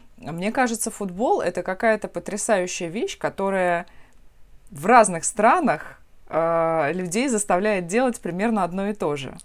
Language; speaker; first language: Russian; native; Russian